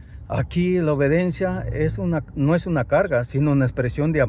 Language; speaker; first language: Spanish; native; Spanish